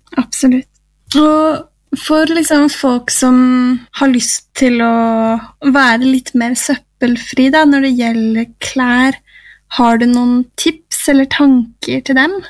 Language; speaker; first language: Norwegian; native; Norwegian